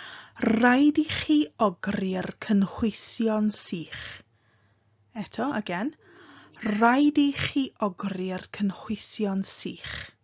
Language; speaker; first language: Welsh; non-native, fluent; English